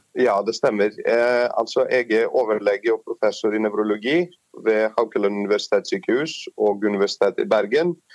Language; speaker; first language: Norwegian; non-native, fluent; Greek